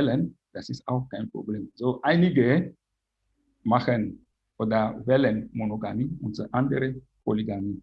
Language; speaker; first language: German; non-native, fluent; French